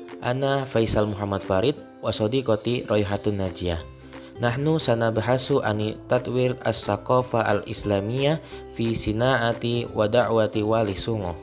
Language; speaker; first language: Arabic; non-native, learner; Indonesian